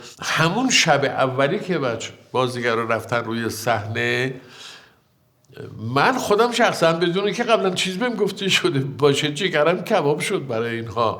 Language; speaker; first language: Persian; native; Persian